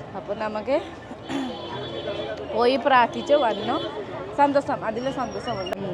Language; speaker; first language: Malayalam; non-native, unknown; Nepali